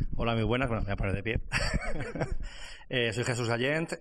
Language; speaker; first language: Spanish; non-native, fluent; French